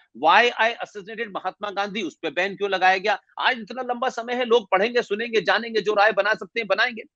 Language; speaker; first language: Hindi; native; Hindi